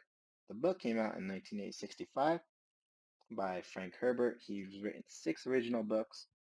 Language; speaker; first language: English; native; English